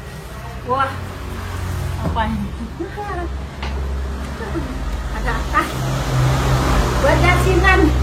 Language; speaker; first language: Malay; non-native, local second language; Javanese